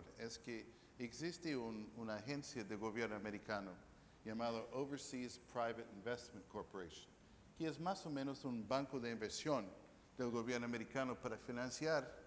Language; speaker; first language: Spanish; non-native, fluent; English